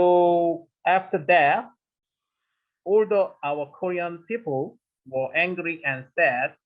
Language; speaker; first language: English; non-native, learner; Korean